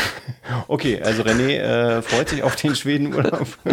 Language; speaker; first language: German; native; German